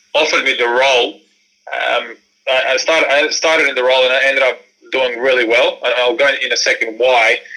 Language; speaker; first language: English; early bilingual, other home language; Croatian